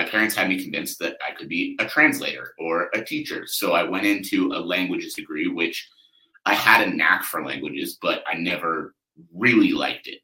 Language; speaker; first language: English; native; English